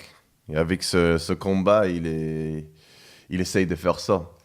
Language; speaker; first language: French; non-native, fluent; English